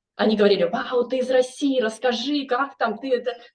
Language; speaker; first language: Russian; native; Russian